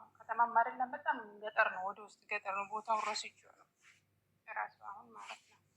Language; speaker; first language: Amharic; non-native, local second language; Oromo